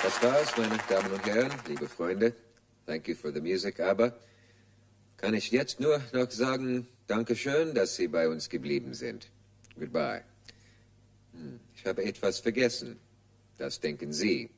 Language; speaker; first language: German; non-native, learner; English